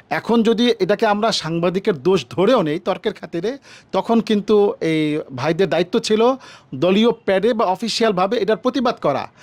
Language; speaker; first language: Bangla; native; Bangla